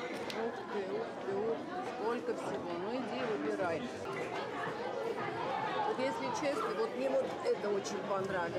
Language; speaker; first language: Russian; native; Russian